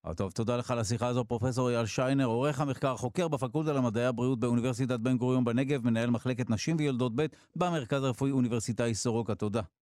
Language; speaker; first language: Hebrew; native; Hebrew